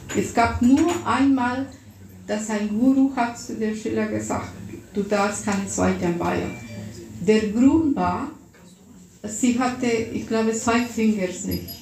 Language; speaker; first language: German; non-native, fluent; Russian